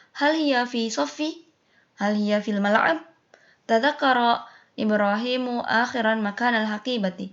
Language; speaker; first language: Arabic; non-native, fluent; Indonesian